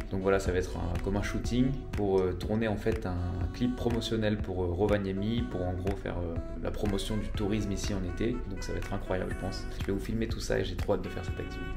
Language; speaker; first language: French; native; French